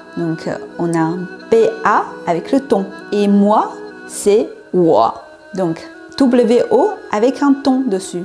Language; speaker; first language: French; non-native, learner; Chinese